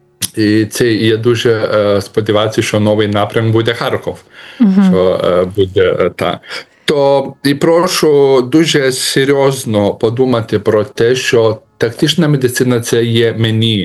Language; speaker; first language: Ukrainian; non-native, learner; Lithuanian